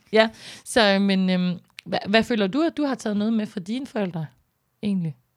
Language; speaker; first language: Danish; native; Danish